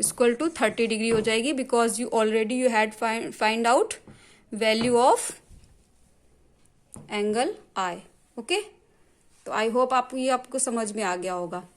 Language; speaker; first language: Hindi; native; Hindi